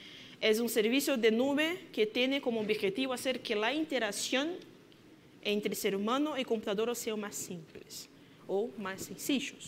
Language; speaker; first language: Spanish; non-native, fluent; Portuguese